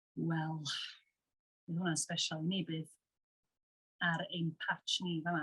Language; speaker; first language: Welsh; native; Welsh